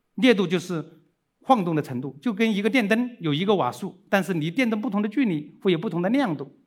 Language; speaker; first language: Chinese; native; Chinese